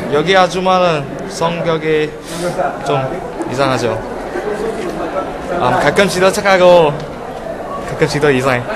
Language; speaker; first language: Korean; non-native, learner; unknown